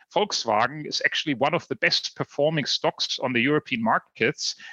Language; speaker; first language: English; non-native, fluent; German